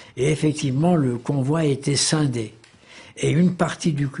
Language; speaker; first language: French; native; French